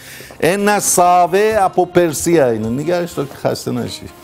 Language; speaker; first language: Greek; non-native, learner; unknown